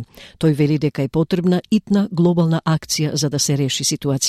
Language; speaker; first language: Macedonian; native; Macedonian